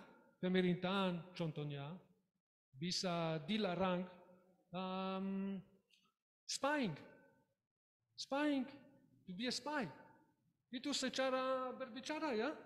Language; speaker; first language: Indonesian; non-native, learner; English